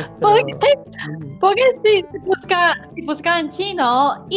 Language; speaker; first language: Spanish; non-native, learner; Chinese